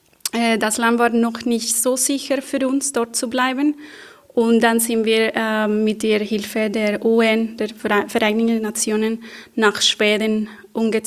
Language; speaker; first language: German; non-native, fluent; Spanish